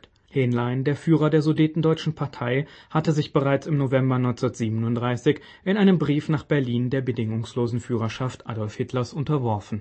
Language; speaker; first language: German; native; German